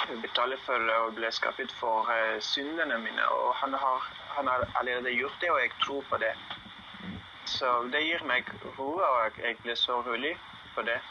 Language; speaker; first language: Norwegian; non-native, learner; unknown